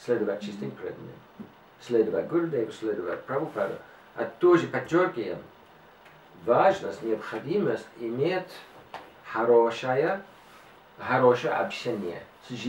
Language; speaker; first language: Russian; non-native, fluent; English